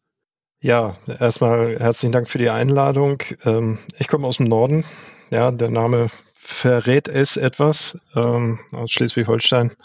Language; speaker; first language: German; native; German